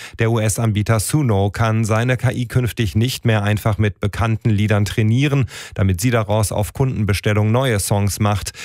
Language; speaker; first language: German; native; German